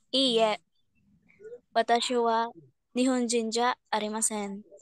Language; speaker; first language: Japanese; non-native, learner; Filipino